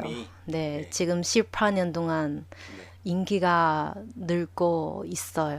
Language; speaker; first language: Korean; non-native, learner; Chinese